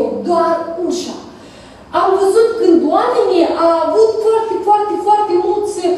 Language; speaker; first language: Romanian; non-native, learner; Russian